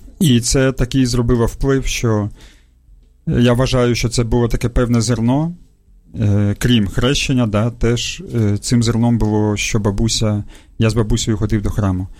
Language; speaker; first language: Ukrainian; early bilingual, other home language; Russian